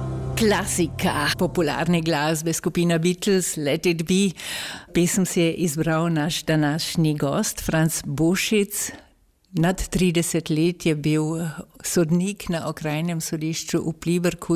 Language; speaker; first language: Slovenian; native; Slovenian